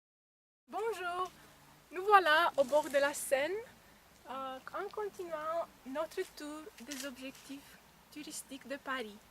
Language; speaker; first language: French; non-native, fluent; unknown